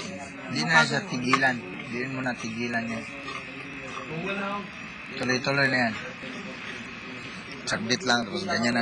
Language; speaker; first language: Filipino; non-native, local second language; Cebuano